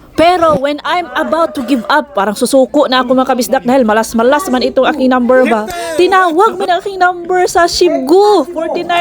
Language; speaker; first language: Filipino; non-native, local second language; Cebuano